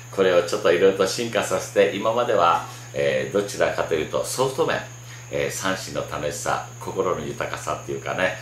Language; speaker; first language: Japanese; native; Japanese